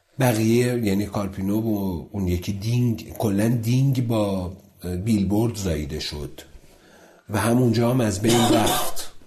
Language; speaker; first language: Persian; non-native, local second language; Azerbaijani